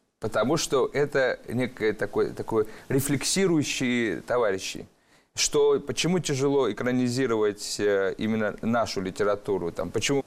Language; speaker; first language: Russian; early bilingual, other home language; Georgian